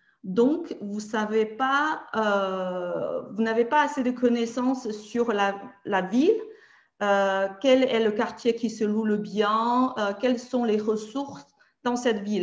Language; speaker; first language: French; native; French